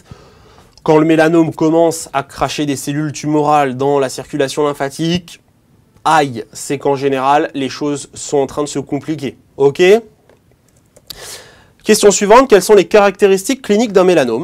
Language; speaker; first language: French; native; French